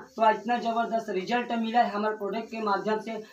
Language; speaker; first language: Hindi; native; Hindi